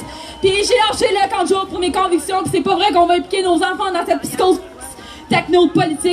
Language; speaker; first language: French; native; French